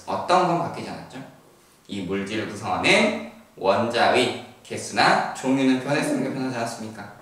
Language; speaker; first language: Korean; native; Korean